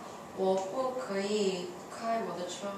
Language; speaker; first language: Chinese; non-native, learner; English